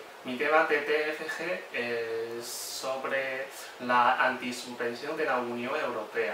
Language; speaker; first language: Spanish; non-native, fluent; Chinese